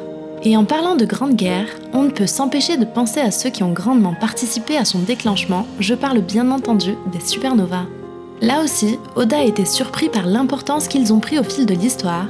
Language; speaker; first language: French; native; French